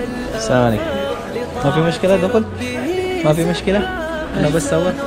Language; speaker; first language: Arabic; non-native, learner; Filipino